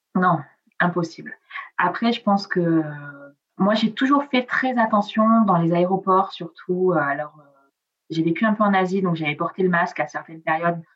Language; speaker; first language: French; non-native, local second language; Italian